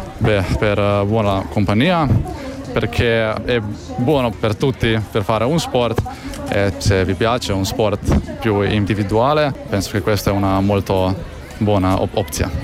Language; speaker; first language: Italian; non-native, learner; Slovenian